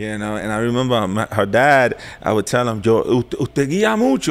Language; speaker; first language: English; early bilingual, other home language; Spanish